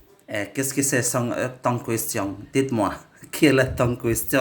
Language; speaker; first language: French; non-native, learner; Indonesian